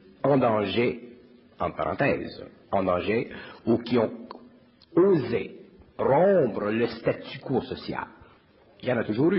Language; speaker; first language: French; native; French